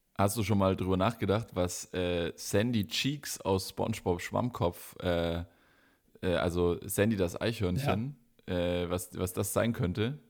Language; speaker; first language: German; native; German